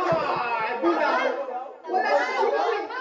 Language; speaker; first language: Filipino; native; Filipino